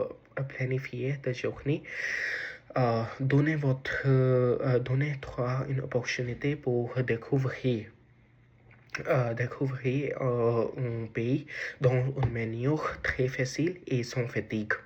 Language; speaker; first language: French; non-native, learner; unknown